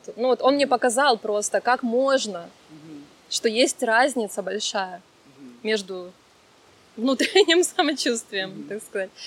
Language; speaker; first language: Russian; native; Russian